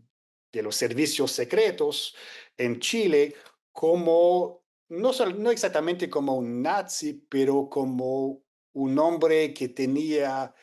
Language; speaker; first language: Spanish; non-native, fluent; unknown